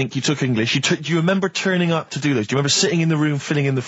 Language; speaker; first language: English; native; English